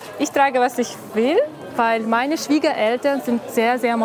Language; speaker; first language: German; non-native, fluent; Kyrgyz